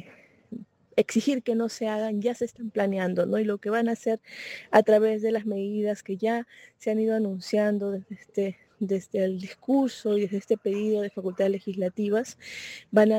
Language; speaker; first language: Spanish; native; Spanish